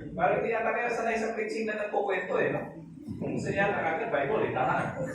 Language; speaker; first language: Filipino; non-native, local second language; Hiligaynon